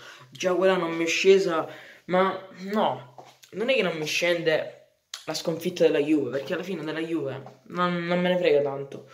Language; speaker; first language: Italian; native; Italian